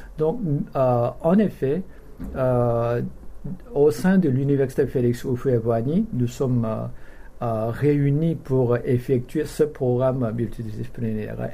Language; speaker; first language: French; non-native, fluent; Korean